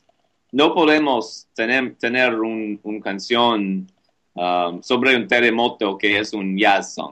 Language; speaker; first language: Spanish; non-native, learner; English